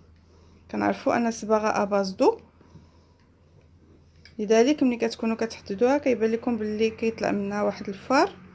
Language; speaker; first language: Arabic; native; Arabic